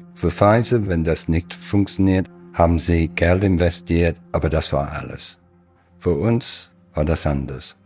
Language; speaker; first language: German; non-native, fluent; English